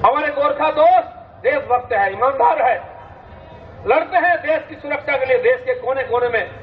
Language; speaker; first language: Hindi; non-native, local second language; Bangla